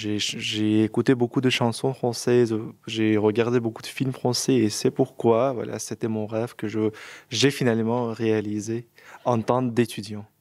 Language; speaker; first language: French; non-native, fluent; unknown